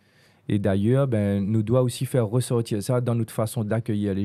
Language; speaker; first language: French; non-native, local second language; Réunion Creole French